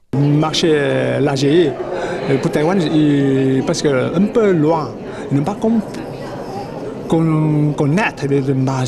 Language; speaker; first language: French; non-native, learner; Chinese